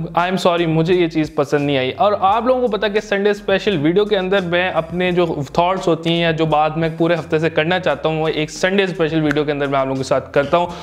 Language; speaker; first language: Urdu; native; Urdu